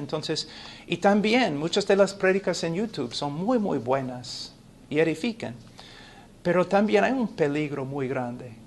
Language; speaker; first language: Spanish; non-native, fluent; English